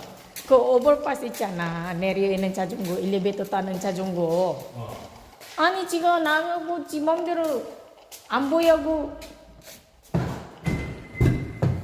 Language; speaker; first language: Korean; non-native, local second language; Filipino